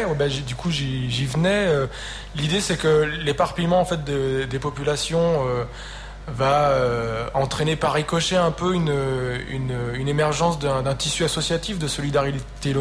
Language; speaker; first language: French; native; French